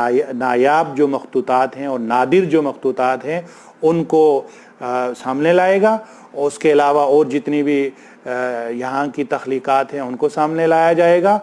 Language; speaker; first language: Urdu; native; Urdu